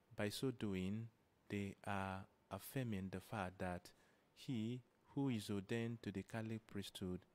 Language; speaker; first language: English; non-native, local second language; Igbo